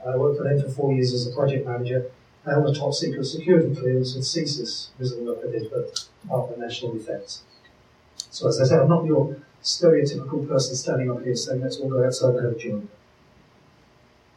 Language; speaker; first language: English; native; English